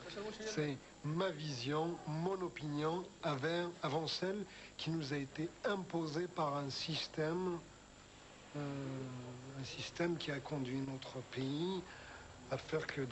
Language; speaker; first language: French; non-native, local second language; Arabic